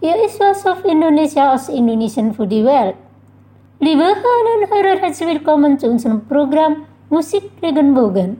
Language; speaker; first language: German; non-native, fluent; Indonesian